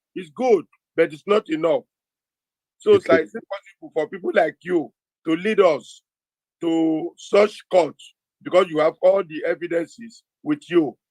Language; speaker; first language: English; non-native, local second language; Yoruba